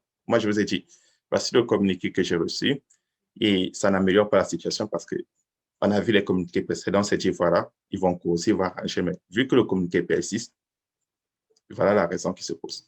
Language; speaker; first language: French; native; French